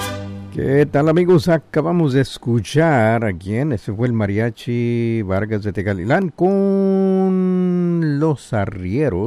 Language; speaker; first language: Spanish; native; Spanish